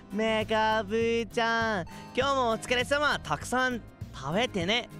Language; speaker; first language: Japanese; non-native, learner; English